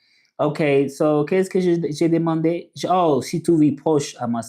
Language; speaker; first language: French; non-native, learner; English